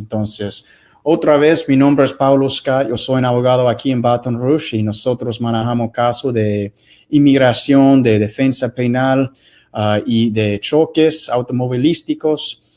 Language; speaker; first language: Spanish; non-native, fluent; English